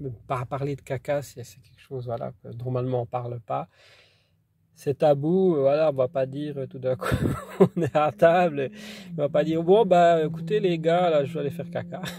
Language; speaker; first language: French; native; French